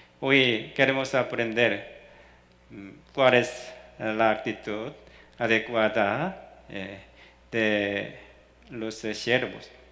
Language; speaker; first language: Spanish; non-native, fluent; Korean